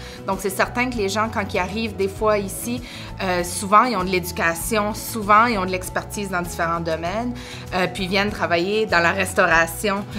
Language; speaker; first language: French; native; French